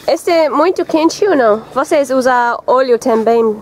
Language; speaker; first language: Portuguese; non-native, learner; English